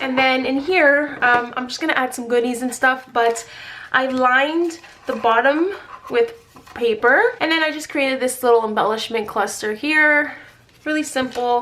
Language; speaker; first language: English; native; English